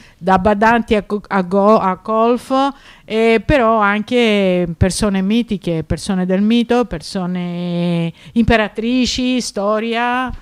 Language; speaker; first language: Italian; non-native, fluent; Greek